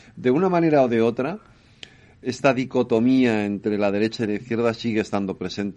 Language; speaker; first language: Spanish; native; Spanish